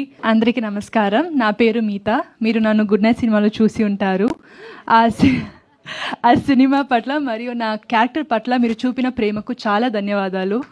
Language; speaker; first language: Telugu; non-native, learner; Tamil